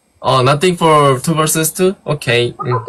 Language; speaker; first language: English; non-native, learner; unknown